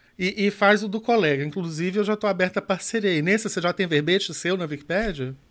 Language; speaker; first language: Portuguese; native; Portuguese